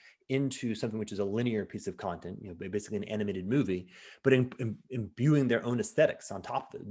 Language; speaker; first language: English; native; English